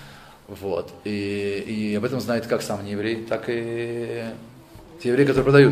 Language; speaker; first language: Russian; native; Russian